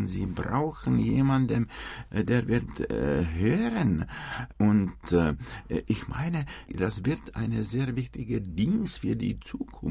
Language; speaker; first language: German; non-native, fluent; Czech